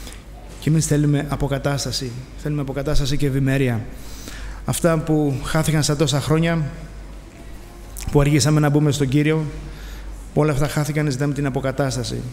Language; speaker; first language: Greek; native; Greek